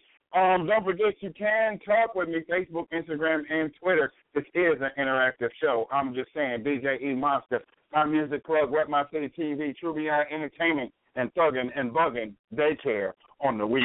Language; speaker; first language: English; native; English